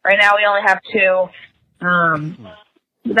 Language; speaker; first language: English; native; English